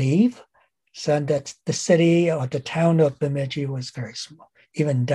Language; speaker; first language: English; non-native, local second language; Cantonese